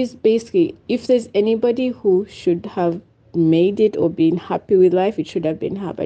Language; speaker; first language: English; non-native, local second language; Ganda